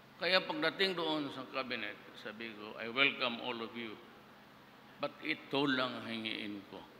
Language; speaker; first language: Filipino; non-native, local second language; Cebuano